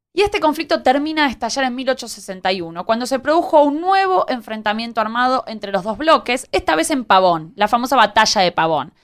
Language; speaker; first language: Spanish; native; Spanish